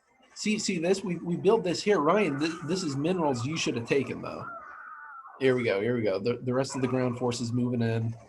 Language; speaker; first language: English; native; English